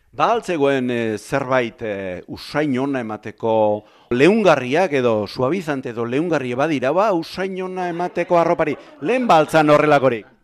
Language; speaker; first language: Basque; native; Basque